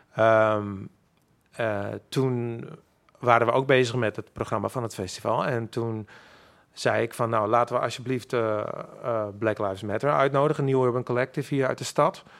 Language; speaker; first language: Dutch; non-native, local second language; Western Frisian